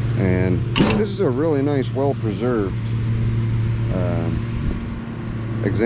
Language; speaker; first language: English; native; English